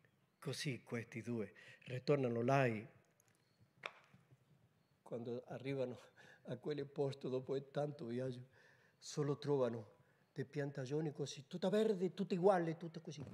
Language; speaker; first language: Italian; non-native, learner; Spanish